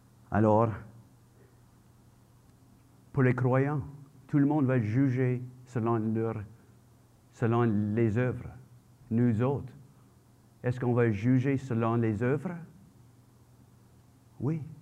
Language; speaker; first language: French; native; French